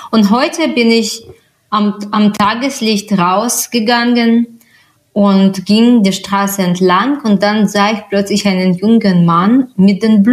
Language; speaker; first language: German; non-native, fluent; Russian